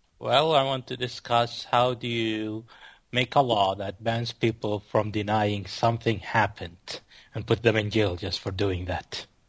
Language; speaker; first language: English; non-native, fluent; Arabic